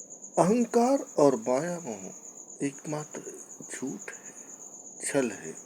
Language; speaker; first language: Hindi; native; Hindi